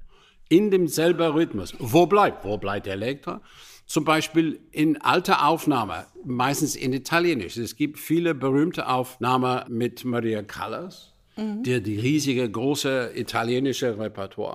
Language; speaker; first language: German; non-native, fluent; English